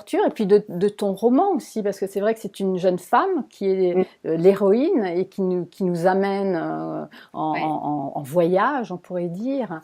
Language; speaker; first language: French; native; French